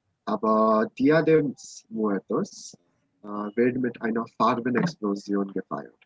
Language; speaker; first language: German; non-native, learner; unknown